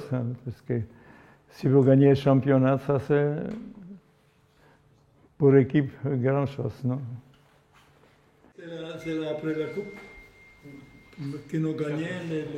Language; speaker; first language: French; non-native, learner; Polish